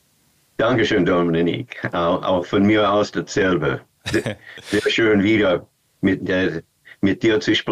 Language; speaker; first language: German; non-native, fluent; English